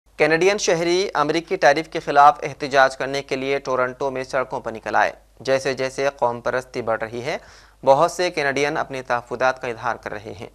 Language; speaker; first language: Urdu; native; Urdu